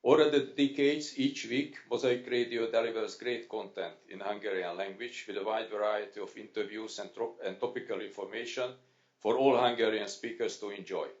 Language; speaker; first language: English; non-native, fluent; Hungarian